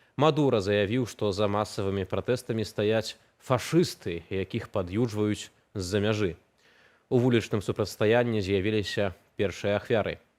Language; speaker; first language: Belarusian; native; Belarusian